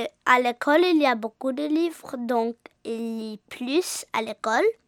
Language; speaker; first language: French; early bilingual, heritage; English